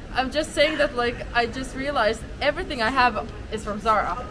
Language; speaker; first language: English; non-native, fluent; Finnish